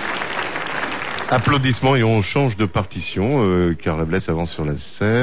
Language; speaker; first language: French; native; French